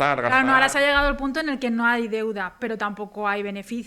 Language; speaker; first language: Spanish; native; Spanish